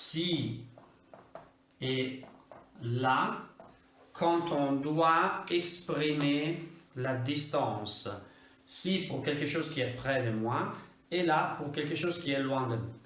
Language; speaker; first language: French; non-native, fluent; Italian